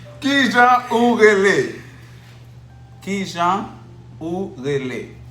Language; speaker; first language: Haitian Creole; native; Haitian Creole